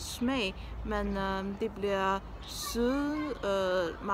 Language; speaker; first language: Danish; non-native, fluent; Chinese